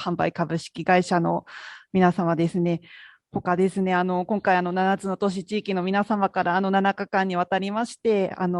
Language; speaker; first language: Japanese; native; Japanese